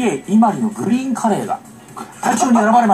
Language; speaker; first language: Japanese; native; Japanese